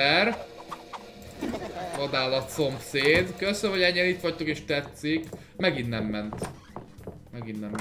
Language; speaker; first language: Hungarian; native; Hungarian